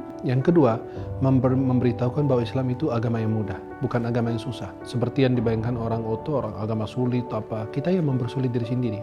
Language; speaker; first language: Indonesian; non-native, fluent; Arabic